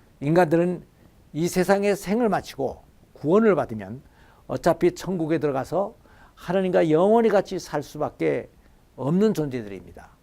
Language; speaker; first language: Korean; native; Korean